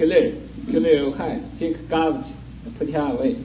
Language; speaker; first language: English; non-native, learner; Chinese